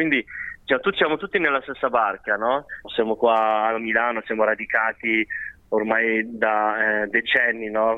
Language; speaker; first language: Italian; early bilingual, other home language; Chinese